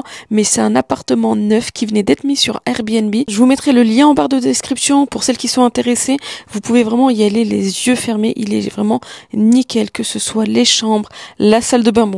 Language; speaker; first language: French; early bilingual, other home language; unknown